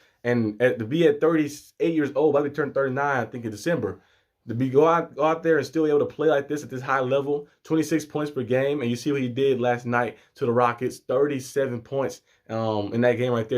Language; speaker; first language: English; native; English